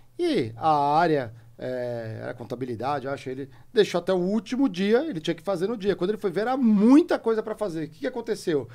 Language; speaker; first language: Portuguese; native; Portuguese